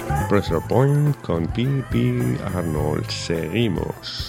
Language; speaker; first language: Spanish; native; Spanish